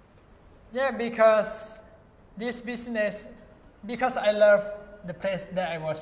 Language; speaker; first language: English; non-native, fluent; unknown